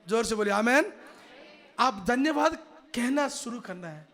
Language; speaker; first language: Hindi; non-native, local second language; Telugu